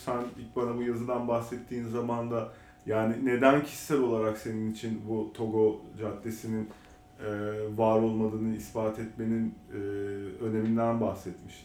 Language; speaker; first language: Turkish; native; Turkish